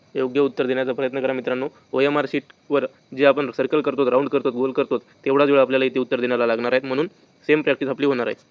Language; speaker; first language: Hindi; non-native, local second language; Marathi